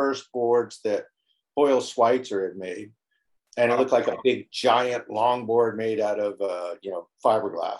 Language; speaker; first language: English; native; English